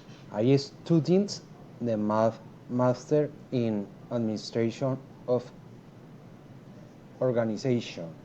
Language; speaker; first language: English; non-native, learner; Spanish